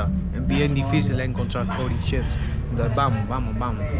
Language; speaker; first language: Spanish; non-native, learner; English